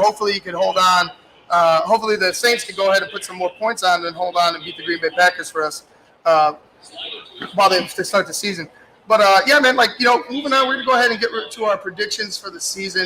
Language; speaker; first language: English; native; English